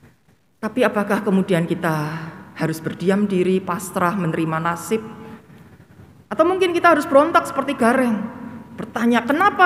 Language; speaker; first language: Indonesian; native; Indonesian